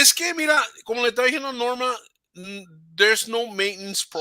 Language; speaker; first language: Spanish; native; Spanish